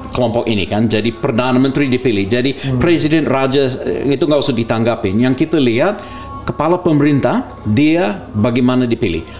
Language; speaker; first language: Indonesian; non-native, fluent; English